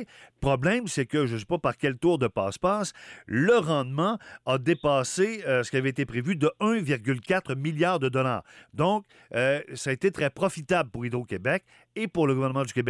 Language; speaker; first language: French; native; French